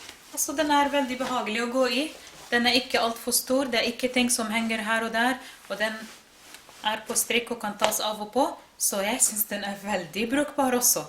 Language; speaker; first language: Norwegian; non-native, fluent; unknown